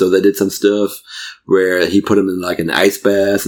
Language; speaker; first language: English; non-native, fluent; German